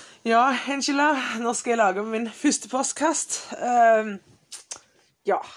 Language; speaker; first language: Norwegian; non-native, fluent; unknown